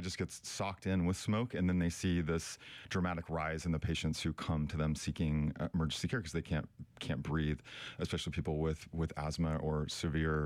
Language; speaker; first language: English; native; English